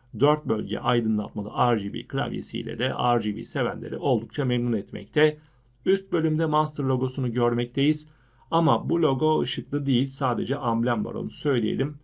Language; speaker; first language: Turkish; native; Turkish